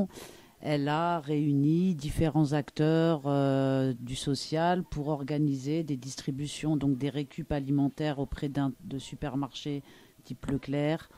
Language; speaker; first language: French; native; French